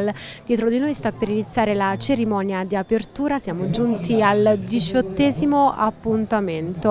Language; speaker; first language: Italian; native; Italian